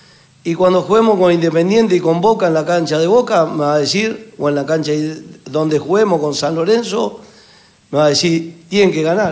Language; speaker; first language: Spanish; native; Spanish